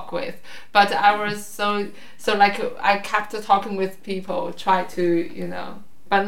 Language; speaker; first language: English; non-native, fluent; Chinese